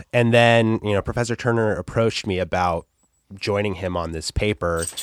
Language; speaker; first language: English; native; English